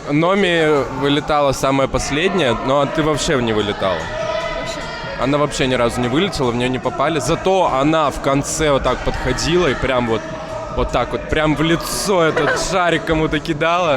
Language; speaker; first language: Russian; native; Russian